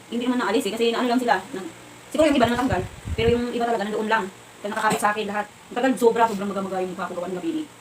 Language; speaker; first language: Filipino; non-native, local second language; Cebuano